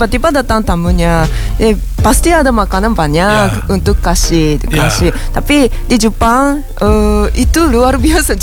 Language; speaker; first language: Indonesian; non-native, learner; Japanese